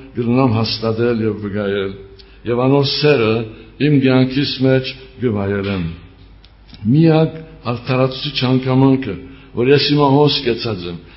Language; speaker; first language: Armenian; early bilingual, heritage; Armenian